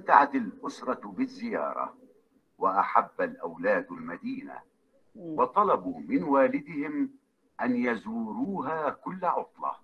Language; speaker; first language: Arabic; non-native, learner; Indonesian